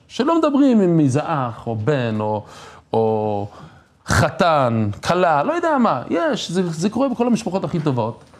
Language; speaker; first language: Hebrew; non-native, fluent; English